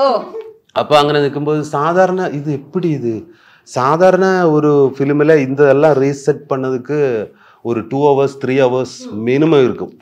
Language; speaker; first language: Tamil; non-native, learner; Malayalam